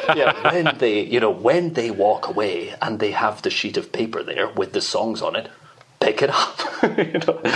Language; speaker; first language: English; native; English